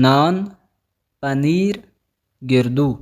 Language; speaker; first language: Persian; non-native, fluent; Urdu